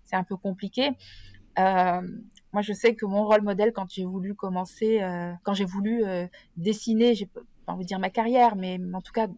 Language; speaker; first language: French; native; French